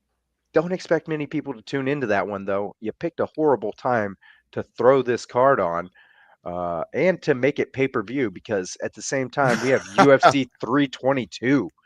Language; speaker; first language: English; native; English